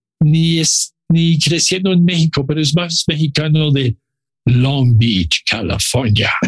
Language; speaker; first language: Spanish; non-native, learner; English